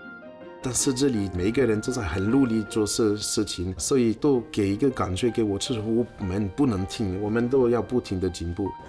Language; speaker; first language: Chinese; non-native, fluent; French